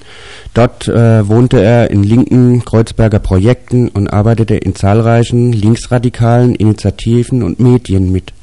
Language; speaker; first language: German; native; German